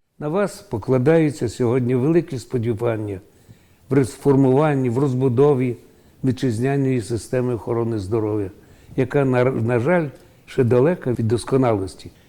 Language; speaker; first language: Ukrainian; native; Ukrainian